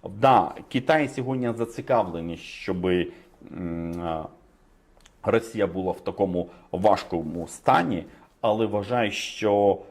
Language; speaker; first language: Ukrainian; non-native, fluent; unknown